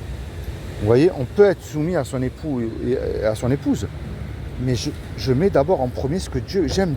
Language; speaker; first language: French; native; French